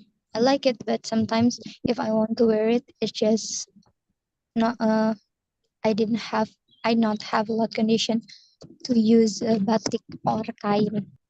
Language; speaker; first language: English; non-native, learner; Indonesian